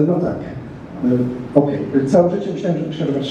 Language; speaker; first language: Polish; native; Polish